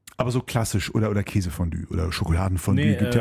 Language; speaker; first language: German; native; German